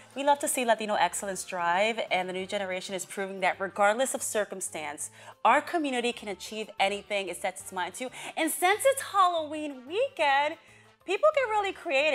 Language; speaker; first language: English; early bilingual, other home language; Spanish